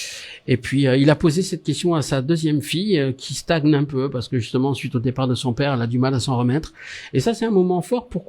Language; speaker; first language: French; native; French